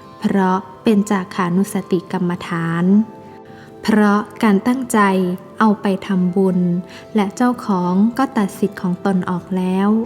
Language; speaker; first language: Thai; native; Thai